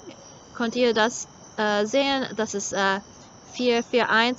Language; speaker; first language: German; non-native, learner; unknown